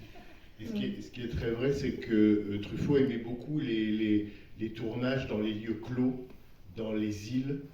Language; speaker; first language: French; native; French